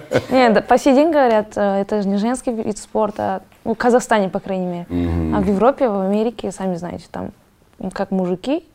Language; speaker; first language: Russian; non-native, local second language; Kazakh